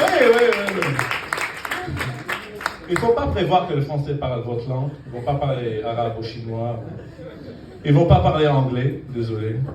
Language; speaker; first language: French; non-native, fluent; Arabic